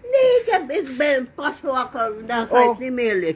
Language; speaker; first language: Dutch; non-native, local second language; Sranan Tongo